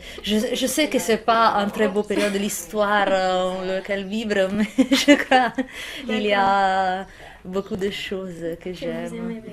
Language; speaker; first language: French; non-native, fluent; Italian